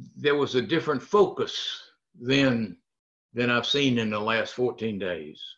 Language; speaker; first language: English; native; English